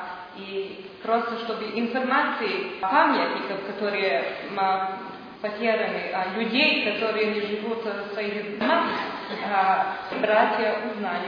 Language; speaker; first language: Russian; non-native, learner; Serbian